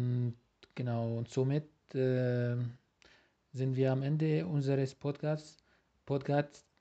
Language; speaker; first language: German; non-native, learner; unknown